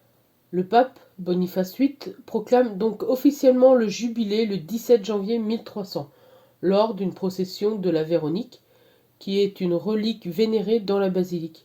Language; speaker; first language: French; native; French